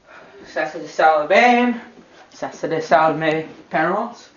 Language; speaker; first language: French; non-native, learner; English